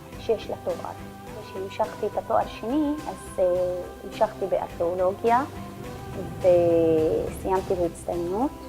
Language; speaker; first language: Hebrew; non-native, local second language; Arabic